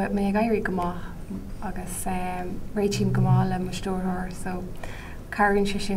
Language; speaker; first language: Irish; non-native, learner; English